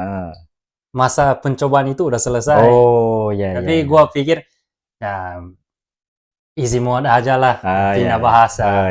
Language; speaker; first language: Indonesian; early bilingual, heritage; Japanese